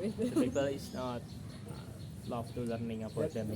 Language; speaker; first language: English; non-native, learner; Indonesian